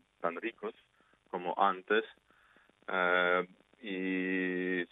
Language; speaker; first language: Spanish; non-native, fluent; Ukrainian